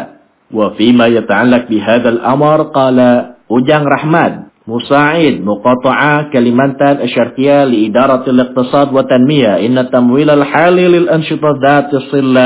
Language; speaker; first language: Arabic; non-native, fluent; Indonesian